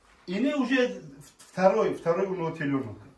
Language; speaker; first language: Russian; non-native, learner; Tajik